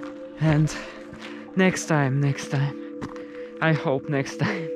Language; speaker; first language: English; non-native, learner; Russian